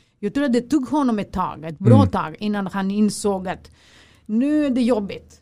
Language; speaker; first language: Swedish; non-native, fluent; Greek